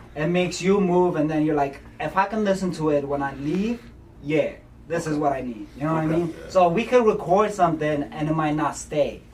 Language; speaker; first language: English; early bilingual, other home language; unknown